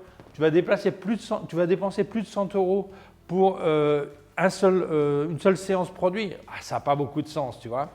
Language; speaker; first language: French; native; French